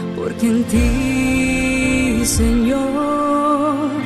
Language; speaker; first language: Spanish; native; Spanish